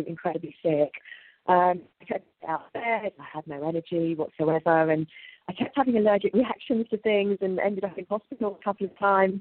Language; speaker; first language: English; native; English